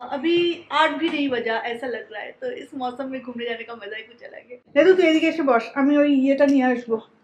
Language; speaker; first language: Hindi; non-native, local second language; Bangla